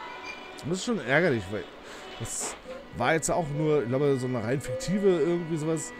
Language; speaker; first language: German; native; German